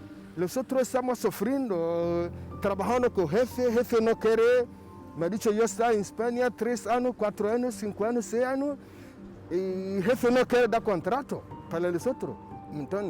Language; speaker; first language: Spanish; non-native, learner; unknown